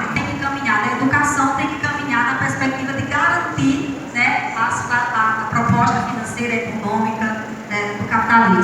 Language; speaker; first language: Portuguese; native; Portuguese